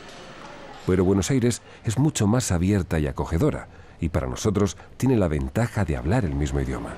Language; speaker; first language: Spanish; native; Spanish